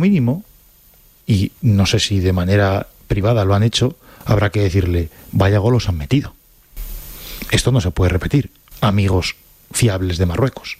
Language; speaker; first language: Spanish; native; Spanish